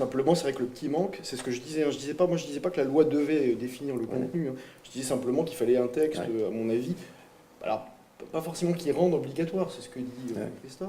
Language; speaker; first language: French; native; French